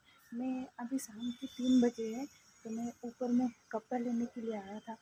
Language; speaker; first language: Hindi; non-native, local second language; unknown